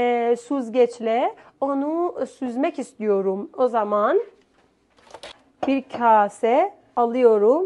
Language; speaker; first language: Turkish; non-native, fluent; Persian